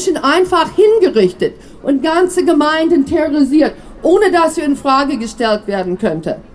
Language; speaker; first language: German; non-native, fluent; English